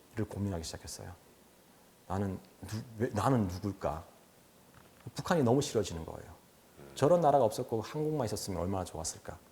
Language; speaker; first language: Korean; native; Korean